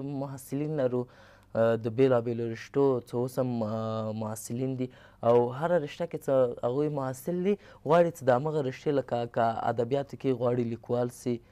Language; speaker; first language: Pashto; native; Pashto